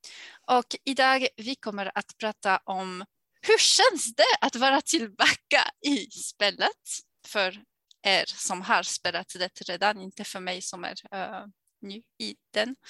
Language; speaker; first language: Swedish; non-native, fluent; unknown